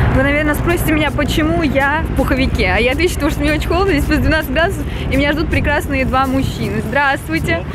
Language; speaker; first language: Russian; native; Russian